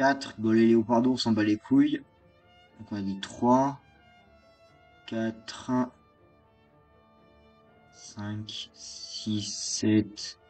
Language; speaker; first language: French; native; French